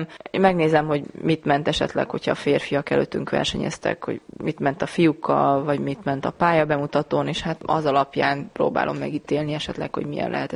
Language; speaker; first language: Hungarian; native; Hungarian